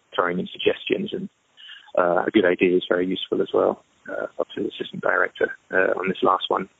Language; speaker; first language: English; native; English